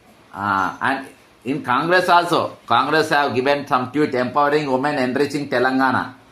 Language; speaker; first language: English; non-native, local second language; Telugu